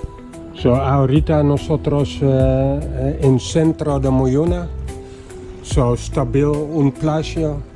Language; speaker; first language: Spanish; non-native, learner; English